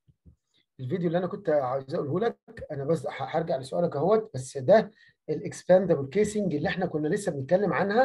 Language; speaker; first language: Arabic; native; Arabic